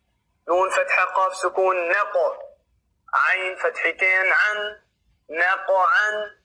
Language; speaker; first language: Arabic; non-native, fluent; Oromo